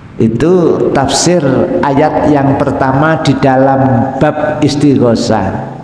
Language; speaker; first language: Indonesian; native; Indonesian